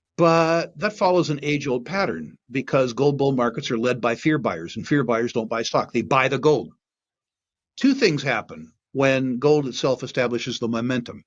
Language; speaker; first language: English; native; English